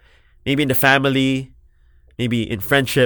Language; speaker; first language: English; non-native, local second language; Filipino